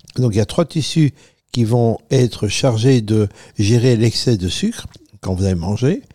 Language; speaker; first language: French; non-native, fluent; Italian